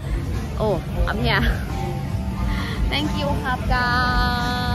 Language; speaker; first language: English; non-native, learner; Thai